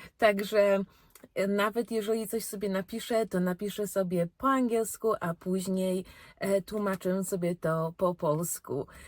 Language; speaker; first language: Polish; early bilingual, heritage; Polish